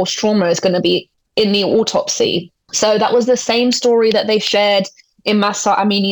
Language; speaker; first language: English; native; English